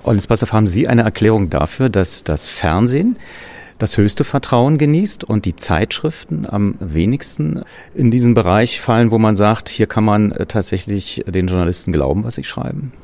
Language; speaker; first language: German; native; German